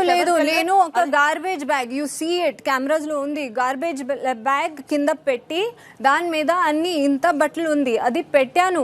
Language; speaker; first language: Telugu; non-native, learner; Hindi